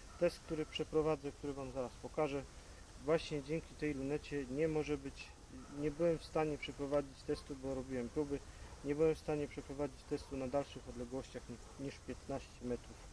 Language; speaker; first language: Polish; native; Polish